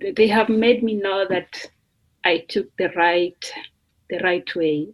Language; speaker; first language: English; non-native, local second language; Luyia